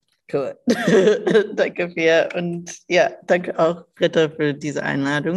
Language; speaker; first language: German; non-native, local second language; English